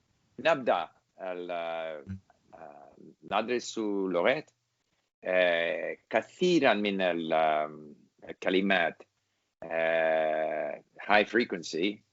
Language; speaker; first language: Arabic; non-native, learner; English